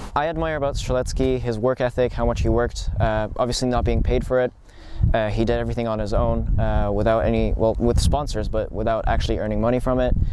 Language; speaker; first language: English; non-native, fluent; Polish